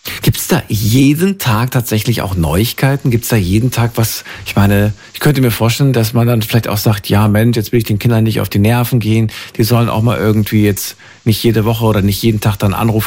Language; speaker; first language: German; native; German